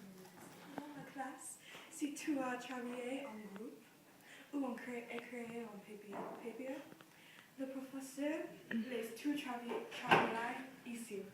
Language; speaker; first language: French; non-native, learner; English